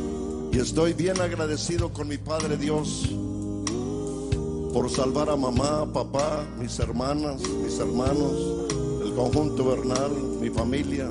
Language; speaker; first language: Spanish; native; Spanish